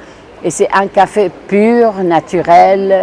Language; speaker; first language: French; non-native, fluent; Spanish